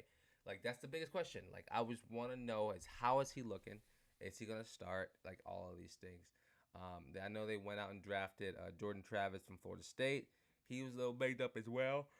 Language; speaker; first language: English; native; English